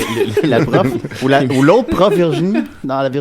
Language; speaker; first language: French; native; French